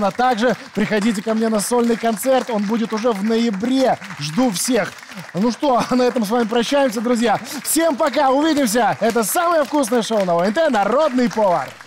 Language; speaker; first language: Russian; native; Russian